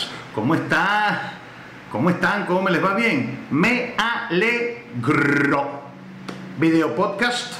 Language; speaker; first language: Spanish; native; Spanish